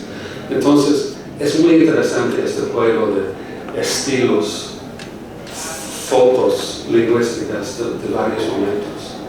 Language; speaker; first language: Spanish; non-native, fluent; English